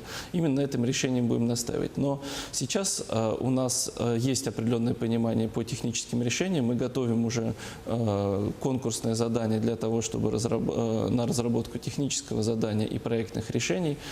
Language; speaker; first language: Russian; native; Russian